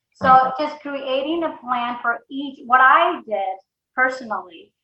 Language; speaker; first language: English; early bilingual, other home language; Spanish